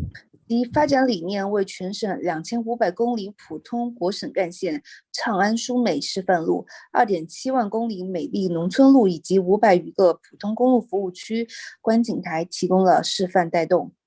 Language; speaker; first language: Chinese; native; Chinese